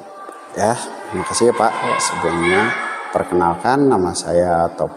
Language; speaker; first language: Indonesian; native; Indonesian